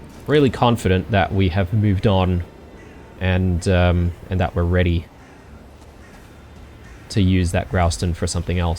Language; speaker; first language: English; native; English